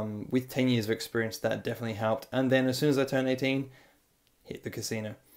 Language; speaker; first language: English; native; English